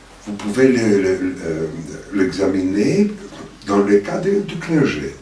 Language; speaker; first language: French; non-native, fluent; Greek